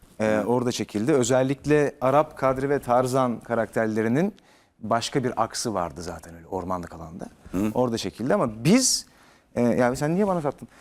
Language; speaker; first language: Turkish; native; Turkish